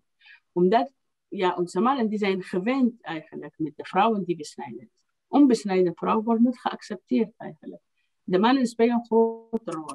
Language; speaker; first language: Dutch; non-native, fluent; Arabic